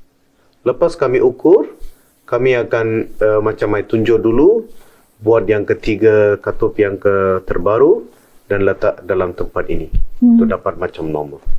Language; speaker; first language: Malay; non-native, local second language; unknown